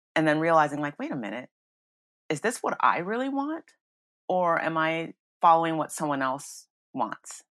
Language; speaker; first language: English; early bilingual, other home language; Yoruba